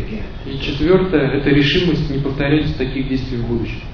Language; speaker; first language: Russian; native; Russian